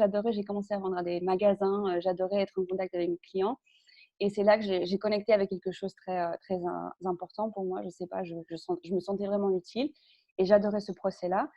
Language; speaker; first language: French; early bilingual, other home language; Spanish